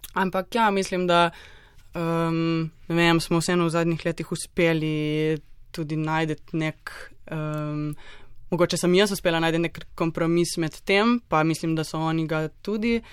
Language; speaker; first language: Slovenian; native; Slovenian